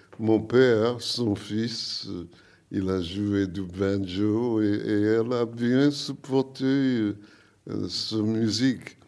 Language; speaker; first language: French; non-native, learner; English